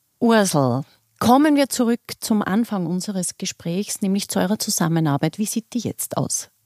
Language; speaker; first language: German; native; German